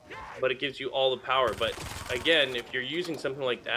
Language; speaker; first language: English; native; English